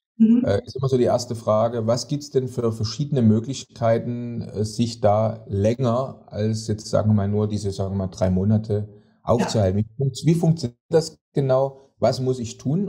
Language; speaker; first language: German; native; German